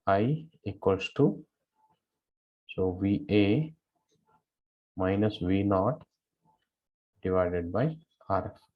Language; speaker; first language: English; non-native, local second language; Kannada